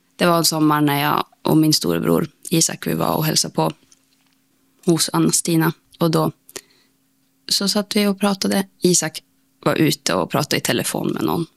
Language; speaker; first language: Swedish; native; Swedish